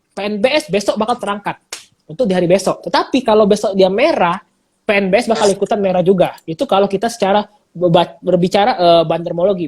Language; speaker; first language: Indonesian; native; Indonesian